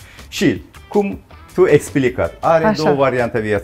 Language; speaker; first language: Romanian; non-native, learner; Turkish